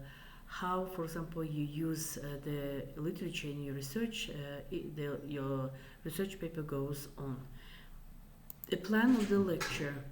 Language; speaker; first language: English; non-native, fluent; Kazakh